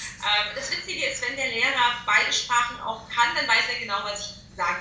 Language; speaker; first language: German; native; German